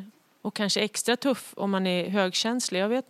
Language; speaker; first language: Swedish; native; Swedish